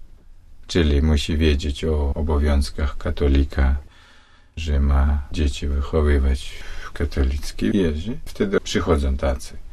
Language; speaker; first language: Polish; non-native, fluent; Russian